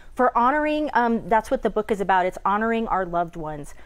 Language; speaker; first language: English; native; English